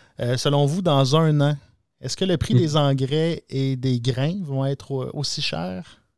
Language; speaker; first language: French; native; French